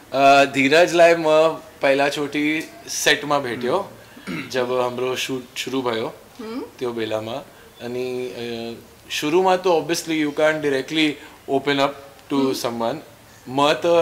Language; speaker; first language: Nepali; non-native, learner; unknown